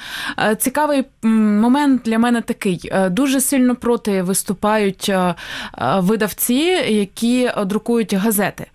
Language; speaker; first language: Ukrainian; native; Ukrainian